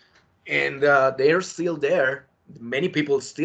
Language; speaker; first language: English; non-native, fluent; Spanish